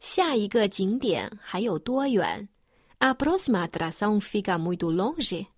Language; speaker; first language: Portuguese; non-native, fluent; Chinese